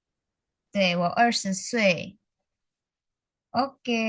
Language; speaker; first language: Chinese; non-native, fluent; Indonesian